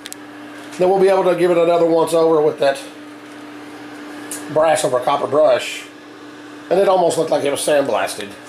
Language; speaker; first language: English; native; English